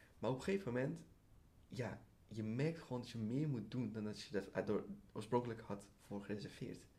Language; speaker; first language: Dutch; early bilingual, other home language; Persian